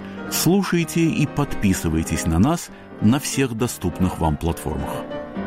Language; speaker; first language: Russian; native; Russian